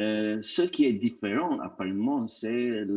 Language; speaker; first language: French; non-native, fluent; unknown